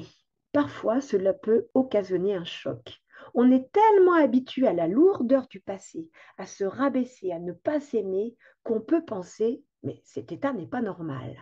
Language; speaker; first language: French; native; French